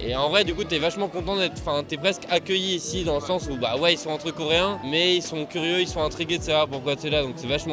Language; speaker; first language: French; native; French